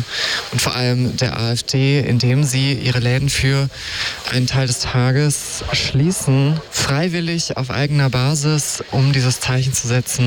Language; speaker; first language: German; native; German